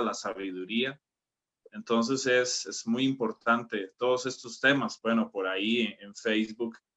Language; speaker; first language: Spanish; native; Spanish